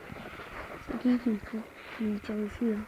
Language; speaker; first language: French; native; French